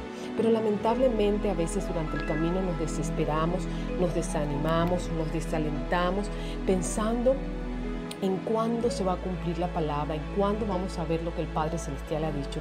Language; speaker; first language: Spanish; native; Spanish